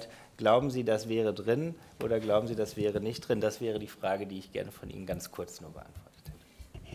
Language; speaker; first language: German; native; German